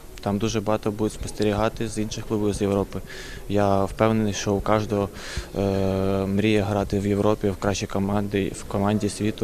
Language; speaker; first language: Ukrainian; non-native, local second language; Russian